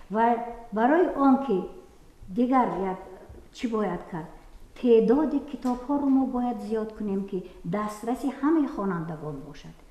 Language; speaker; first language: Tajik; native; Tajik